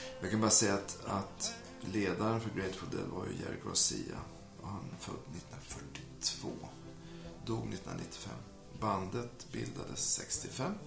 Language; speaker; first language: Swedish; native; Swedish